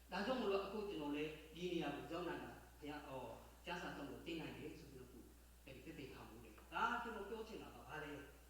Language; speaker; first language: Burmese; non-native, local second language; Hakha Chin